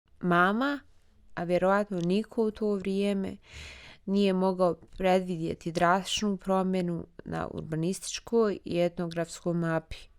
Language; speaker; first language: Bosnian; native; Bosnian